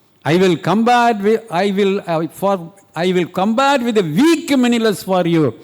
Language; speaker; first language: English; non-native, local second language; Tamil